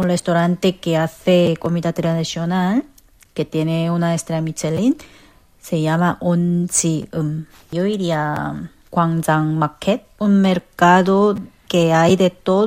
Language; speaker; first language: Spanish; non-native, fluent; Korean